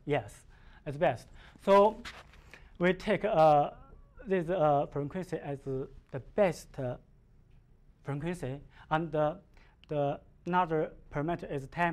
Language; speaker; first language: English; non-native, learner; Chinese